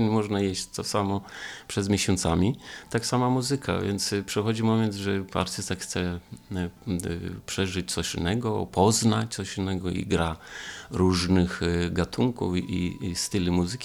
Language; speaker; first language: Polish; non-native, fluent; Romanian